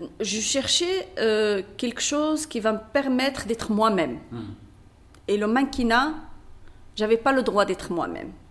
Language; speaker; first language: French; non-native, local second language; Berber languages